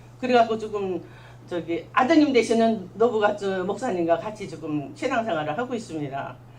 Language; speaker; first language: Korean; native; Korean